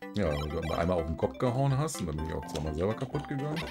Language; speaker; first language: German; native; German